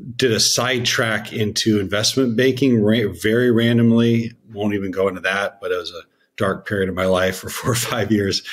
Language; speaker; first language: English; native; English